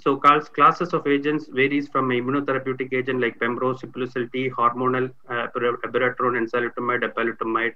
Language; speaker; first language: English; non-native, local second language; Tamil